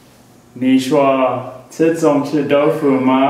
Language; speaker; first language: Chinese; non-native, fluent; English